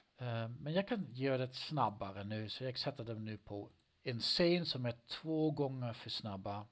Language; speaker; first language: Swedish; non-native, learner; Dutch